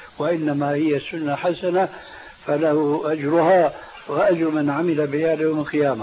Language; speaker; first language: Arabic; early bilingual, other home language; Albanian